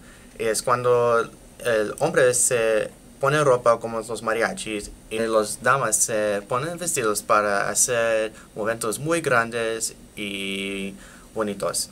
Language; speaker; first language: Spanish; non-native, learner; English